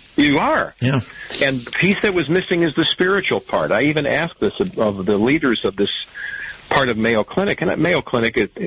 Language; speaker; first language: English; native; English